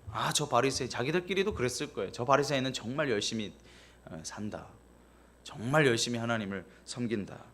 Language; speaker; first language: Korean; native; Korean